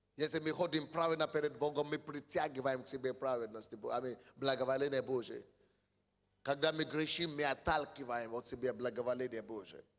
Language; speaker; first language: Russian; non-native, fluent; Yoruba